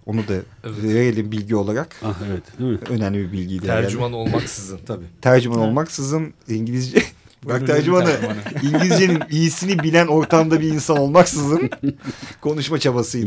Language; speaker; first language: Turkish; native; Turkish